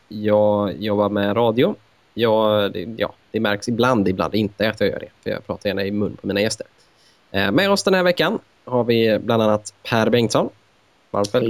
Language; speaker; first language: Swedish; native; Swedish